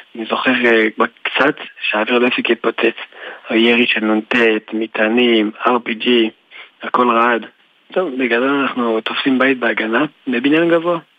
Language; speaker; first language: Hebrew; early bilingual, other home language; French